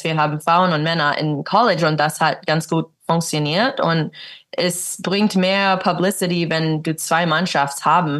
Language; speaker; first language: German; early bilingual, heritage; English